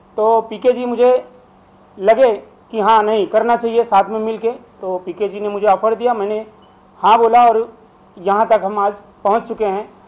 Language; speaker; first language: Hindi; native; Hindi